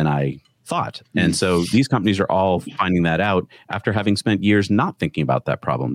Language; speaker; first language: English; native; English